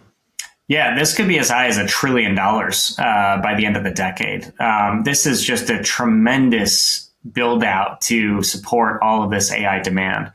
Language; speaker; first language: English; native; English